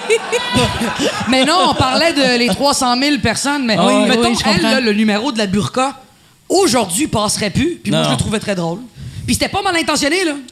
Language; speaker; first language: French; non-native, fluent; Spanish